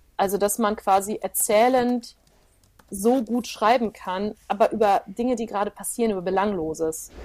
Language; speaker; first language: German; early bilingual, other home language; Plautdietsch